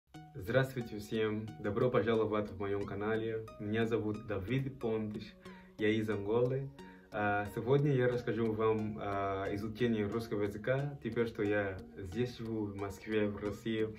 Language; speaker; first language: Russian; non-native, learner; Portuguese